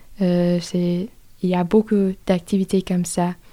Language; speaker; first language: French; non-native, learner; English